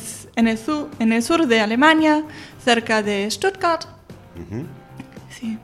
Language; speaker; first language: Spanish; non-native, fluent; German